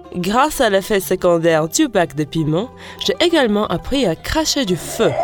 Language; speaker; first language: French; non-native, fluent; Latvian